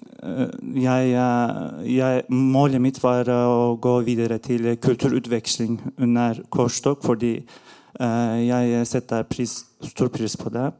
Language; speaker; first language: Norwegian; non-native, learner; Turkish